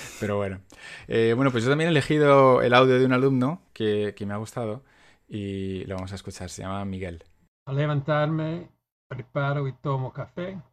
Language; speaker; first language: Spanish; native; Spanish